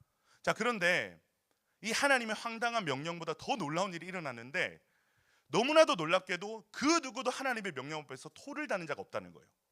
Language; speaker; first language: Korean; native; Korean